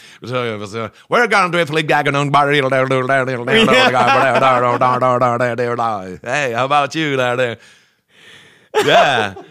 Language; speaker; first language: English; non-native, fluent; French